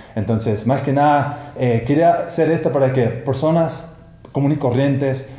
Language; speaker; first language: Spanish; non-native, fluent; English